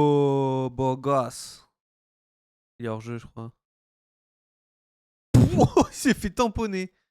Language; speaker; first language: French; native; French